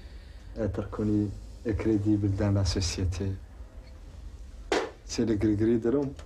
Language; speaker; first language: French; non-native, local second language; Arabic